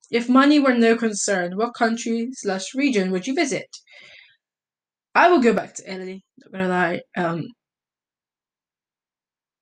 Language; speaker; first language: English; early bilingual, other home language; Italian